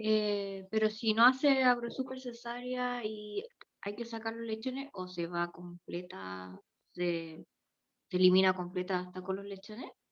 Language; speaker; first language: Spanish; native; Spanish